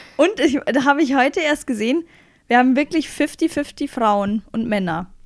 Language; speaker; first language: German; native; German